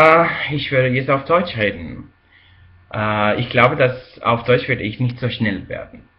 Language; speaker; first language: German; non-native, fluent; Spanish